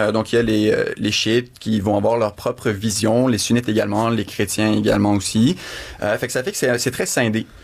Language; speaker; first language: French; early bilingual, other home language; Arabic